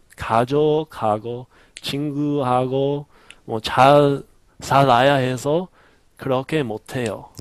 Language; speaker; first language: Korean; non-native, learner; English